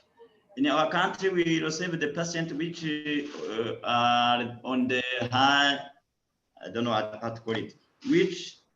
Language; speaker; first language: English; non-native, learner; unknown